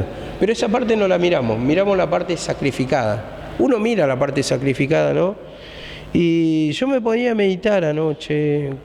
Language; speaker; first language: Spanish; native; Spanish